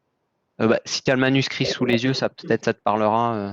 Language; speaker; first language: French; native; French